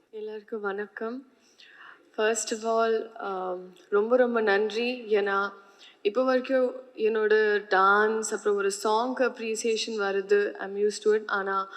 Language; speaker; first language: Tamil; non-native, learner; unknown